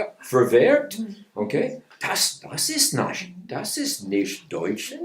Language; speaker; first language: German; non-native, learner; English